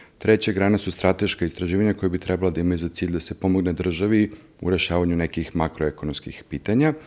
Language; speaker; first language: Serbian; native; Serbian